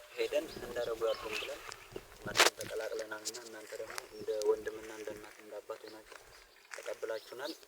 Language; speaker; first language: Amharic; non-native, local second language; Oromo